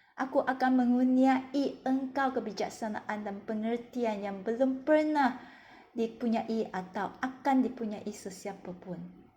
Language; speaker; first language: Malay; non-native, local second language; Chinese